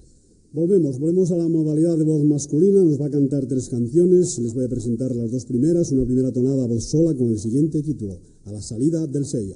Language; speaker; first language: Spanish; native; Spanish